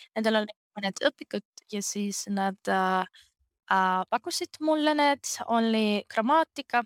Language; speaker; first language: Estonian; non-native, learner; Greek